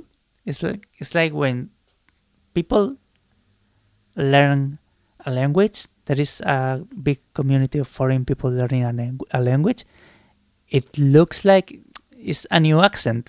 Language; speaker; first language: English; non-native, fluent; Spanish